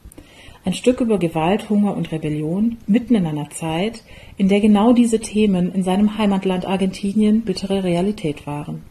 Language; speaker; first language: German; native; German